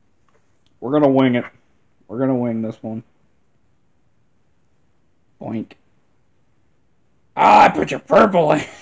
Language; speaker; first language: English; native; English